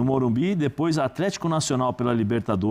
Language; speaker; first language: Portuguese; native; Portuguese